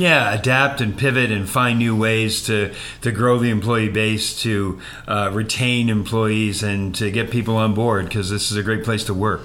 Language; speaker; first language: English; native; English